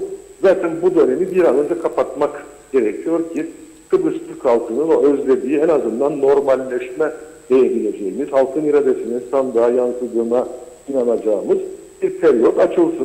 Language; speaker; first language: Turkish; native; Turkish